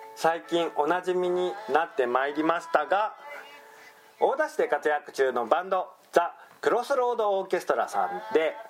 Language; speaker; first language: Japanese; native; Japanese